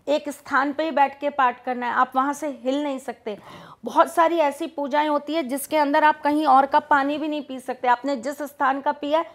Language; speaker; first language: Hindi; native; Hindi